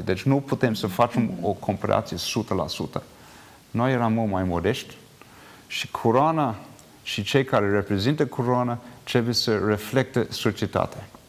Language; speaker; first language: Romanian; non-native, fluent; English